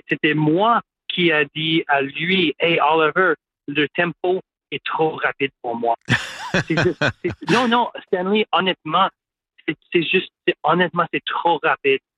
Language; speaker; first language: French; non-native, local second language; English